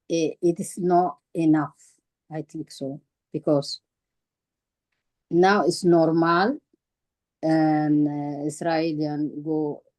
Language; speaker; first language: English; non-native, learner; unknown